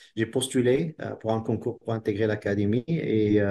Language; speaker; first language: French; non-native, local second language; Arabic